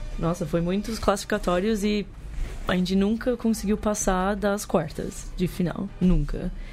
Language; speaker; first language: Portuguese; non-native, fluent; English